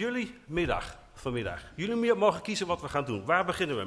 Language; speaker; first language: Dutch; native; Dutch